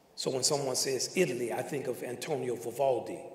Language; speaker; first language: English; native; English